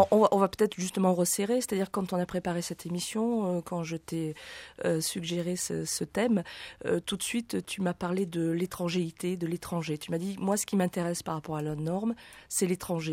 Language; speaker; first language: French; native; French